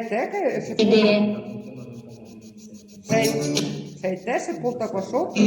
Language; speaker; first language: Italian; native; Italian